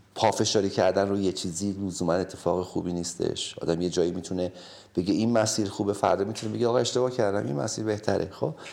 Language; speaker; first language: Persian; native; Persian